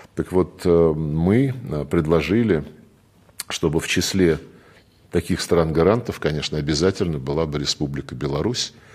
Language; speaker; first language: Russian; native; Russian